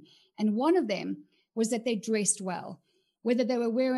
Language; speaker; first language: English; native; English